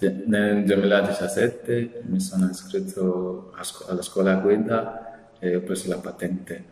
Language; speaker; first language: Italian; non-native, fluent; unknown